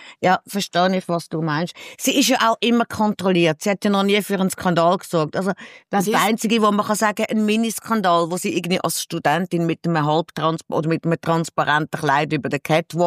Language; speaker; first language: German; native; German